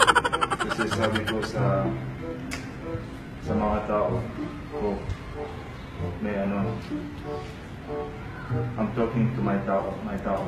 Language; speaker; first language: Filipino; non-native, learner; Arabic